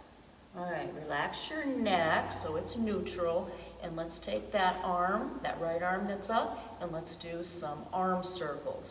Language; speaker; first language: English; native; English